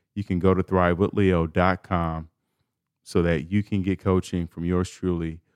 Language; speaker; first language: English; native; English